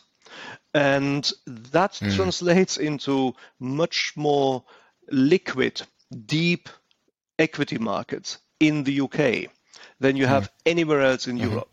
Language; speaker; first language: English; non-native, fluent; German